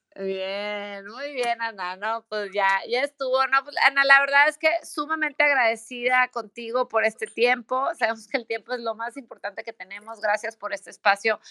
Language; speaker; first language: Spanish; native; Spanish